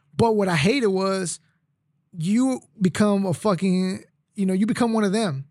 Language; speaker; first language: English; early bilingual, other home language; Spanish